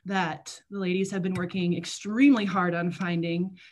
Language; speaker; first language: English; native; English